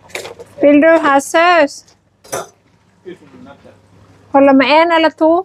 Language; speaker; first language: Norwegian; non-native, learner; Thai